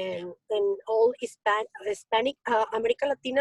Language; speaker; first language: English; non-native, learner; Spanish